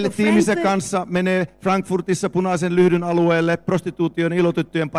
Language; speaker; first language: Finnish; native; Finnish